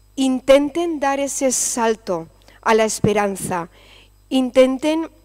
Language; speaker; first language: Spanish; native; Spanish